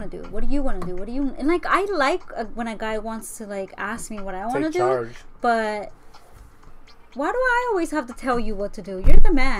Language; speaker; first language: English; native; English